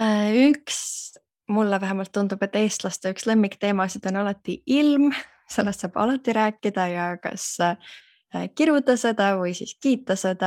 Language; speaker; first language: Estonian; native; Estonian